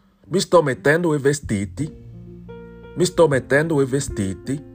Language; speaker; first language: Italian; non-native, learner; English